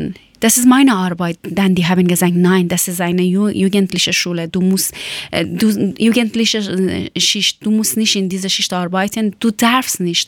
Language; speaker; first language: German; non-native, learner; Persian